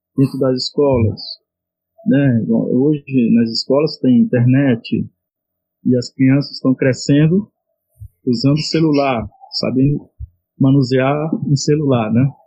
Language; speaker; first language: Portuguese; non-native, local second language; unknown